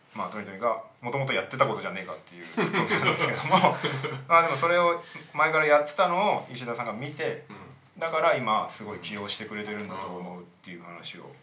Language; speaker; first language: Japanese; native; Japanese